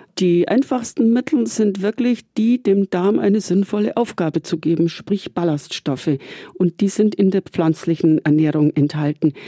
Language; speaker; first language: German; native; German